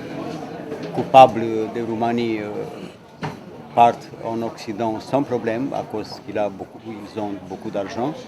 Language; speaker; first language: French; non-native, fluent; Romanian